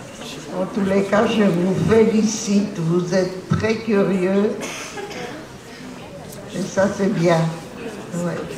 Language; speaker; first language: French; non-native, fluent; Polish